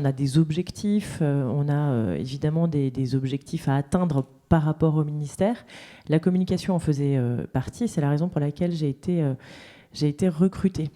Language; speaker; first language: French; native; French